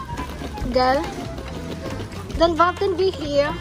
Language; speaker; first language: German; non-native, learner; Cebuano